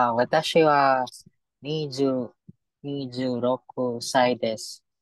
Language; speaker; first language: Japanese; non-native, learner; Filipino